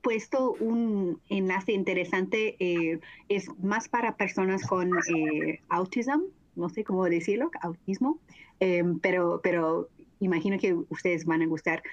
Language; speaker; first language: Spanish; non-native, fluent; English